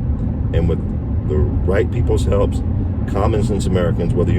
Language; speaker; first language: English; native; English